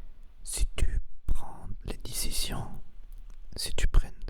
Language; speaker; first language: French; non-native, learner; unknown